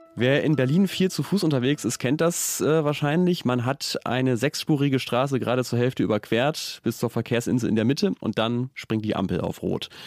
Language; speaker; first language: German; native; German